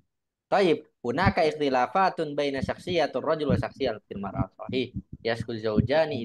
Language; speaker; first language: Arabic; non-native, fluent; Indonesian